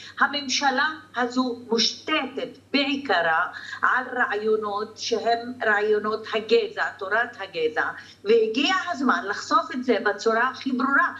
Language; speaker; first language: Hebrew; non-native, local second language; Arabic